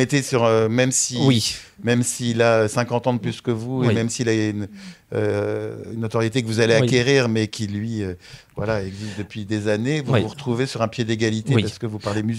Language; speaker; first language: French; native; French